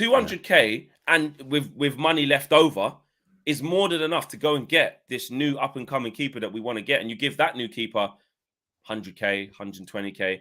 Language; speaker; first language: English; native; English